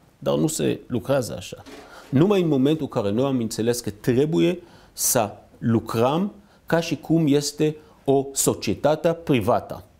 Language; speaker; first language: Romanian; non-native, fluent; Hebrew